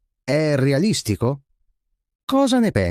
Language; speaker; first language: Italian; non-native, fluent; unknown